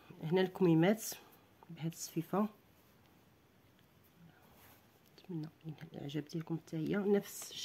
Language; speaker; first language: Arabic; native; Arabic